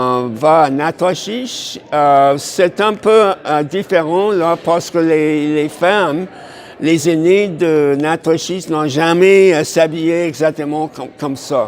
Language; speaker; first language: French; non-native, fluent; English